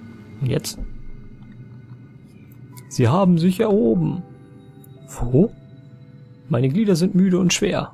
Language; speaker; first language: German; native; German